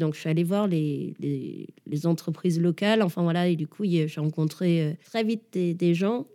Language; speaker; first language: French; early bilingual, other home language; Danish